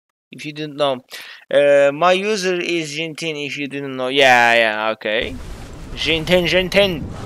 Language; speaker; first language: English; non-native, learner; Azerbaijani